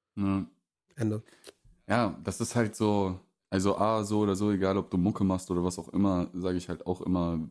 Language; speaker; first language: German; early bilingual, other home language; Russian